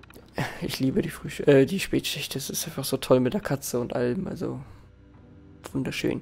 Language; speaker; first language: German; native; German